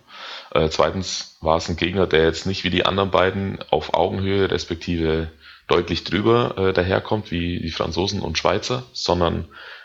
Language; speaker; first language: German; native; German